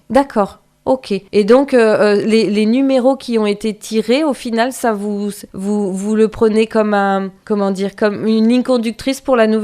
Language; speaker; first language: French; native; French